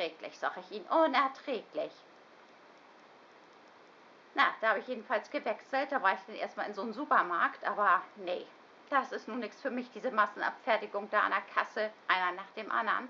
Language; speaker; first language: German; native; German